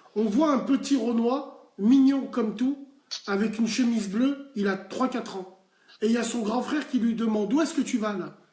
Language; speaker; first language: French; native; French